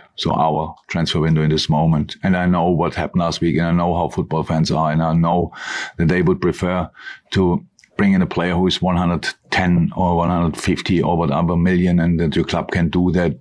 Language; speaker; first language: English; non-native, fluent; German